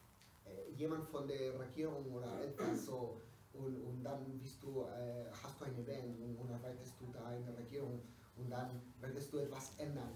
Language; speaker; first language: German; non-native, learner; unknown